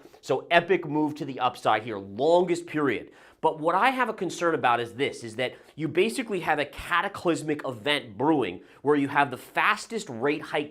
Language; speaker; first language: English; native; English